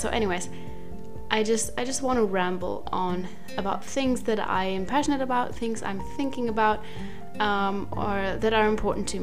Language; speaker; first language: English; non-native, fluent; German